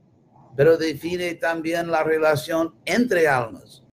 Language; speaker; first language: Spanish; non-native, fluent; English